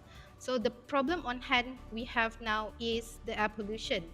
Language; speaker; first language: English; non-native, fluent; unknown